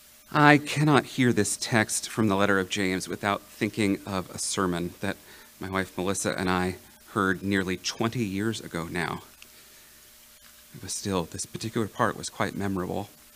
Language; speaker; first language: English; native; English